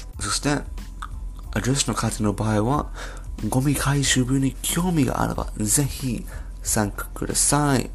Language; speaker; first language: Japanese; non-native, learner; English